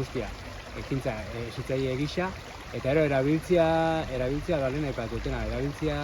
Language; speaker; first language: Basque; native; Basque